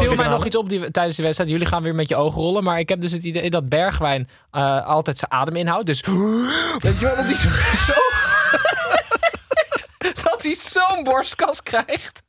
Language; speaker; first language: Dutch; native; Dutch